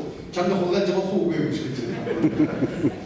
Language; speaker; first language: Mongolian; non-native, learner; Buriat